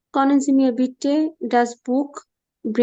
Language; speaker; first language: German; non-native, learner; Bangla